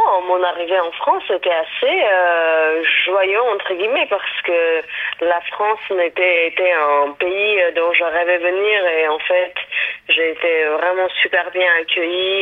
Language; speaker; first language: French; non-native, fluent; Armenian